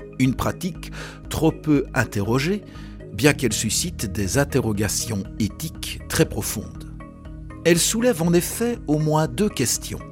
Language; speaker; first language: French; native; French